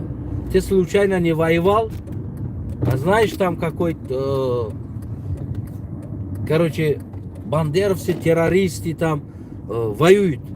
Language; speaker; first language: Russian; non-native, local second language; Tajik